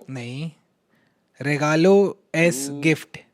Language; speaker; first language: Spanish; non-native, fluent; Hindi